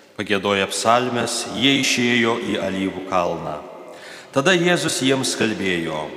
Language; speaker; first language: Lithuanian; native; Lithuanian